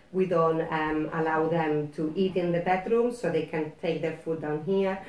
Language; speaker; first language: English; non-native, fluent; Spanish